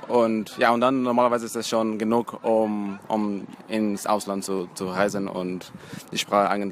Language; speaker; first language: German; non-native, fluent; Portuguese